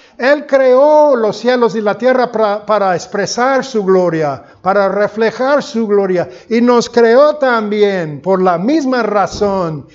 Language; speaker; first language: Spanish; non-native, fluent; English